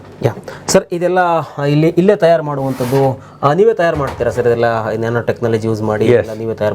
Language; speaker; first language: Kannada; native; Kannada